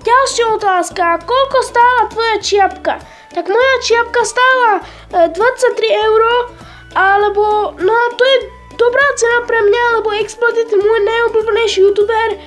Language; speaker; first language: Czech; non-native, learner; Slovak